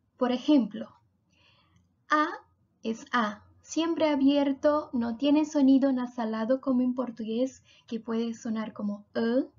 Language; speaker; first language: Spanish; non-native, fluent; Portuguese